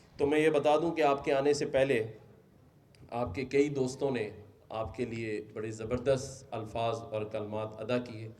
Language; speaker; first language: Urdu; native; Urdu